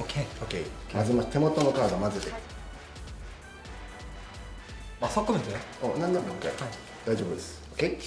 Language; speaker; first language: Japanese; non-native, learner; Korean